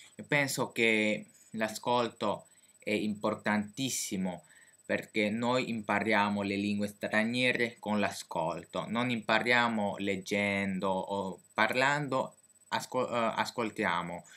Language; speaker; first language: Italian; non-native, fluent; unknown